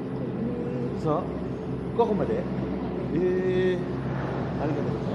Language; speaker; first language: Japanese; non-native, learner; Filipino